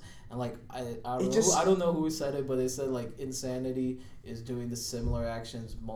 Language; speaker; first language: English; non-native, local second language; Marathi